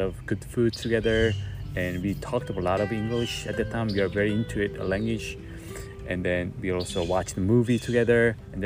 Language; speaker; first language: English; non-native, fluent; Korean